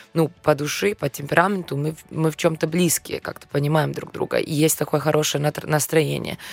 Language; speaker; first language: Russian; non-native, fluent; Serbian